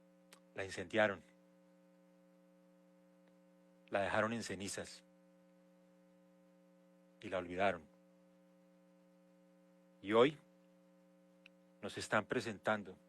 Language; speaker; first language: Spanish; native; Spanish